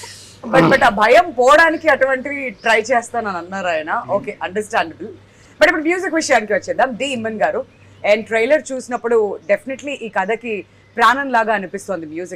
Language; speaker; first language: Telugu; native; Telugu